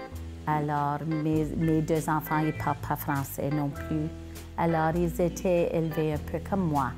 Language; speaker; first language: French; non-native, local second language; English